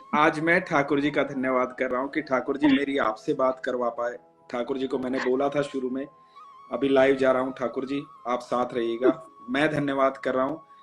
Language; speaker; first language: Hindi; native; Hindi